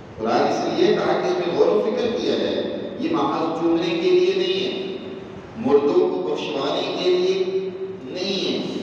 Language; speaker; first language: Urdu; non-native, local second language; Punjabi